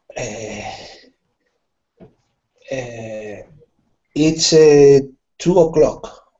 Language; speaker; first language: English; non-native, learner; Spanish